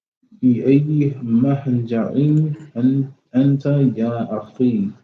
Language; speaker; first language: Arabic; non-native, learner; English